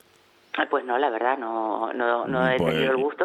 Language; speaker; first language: Spanish; native; Spanish